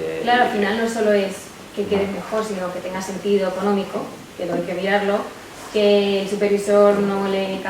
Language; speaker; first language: Spanish; native; Spanish